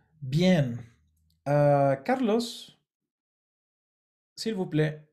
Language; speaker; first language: French; non-native, fluent; Spanish